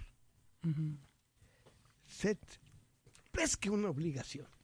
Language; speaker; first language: French; non-native, fluent; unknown